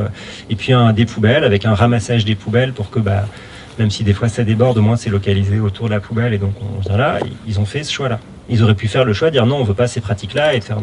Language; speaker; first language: French; native; French